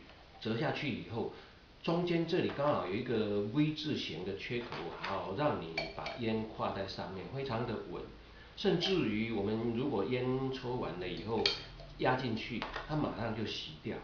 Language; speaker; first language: Chinese; native; Chinese